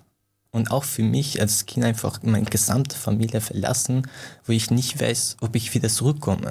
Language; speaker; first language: German; non-native, fluent; Persian